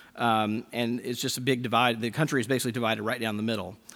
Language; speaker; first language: English; native; English